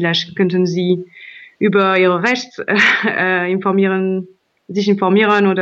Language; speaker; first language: German; non-native, learner; French